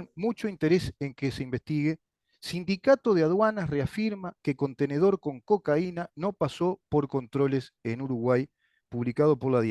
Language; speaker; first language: Spanish; native; Spanish